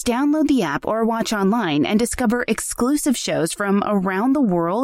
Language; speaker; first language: English; native; English